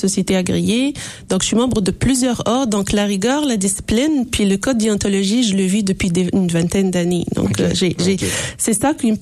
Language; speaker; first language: French; non-native, local second language; Arabic